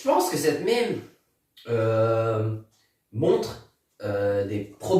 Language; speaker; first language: French; non-native, learner; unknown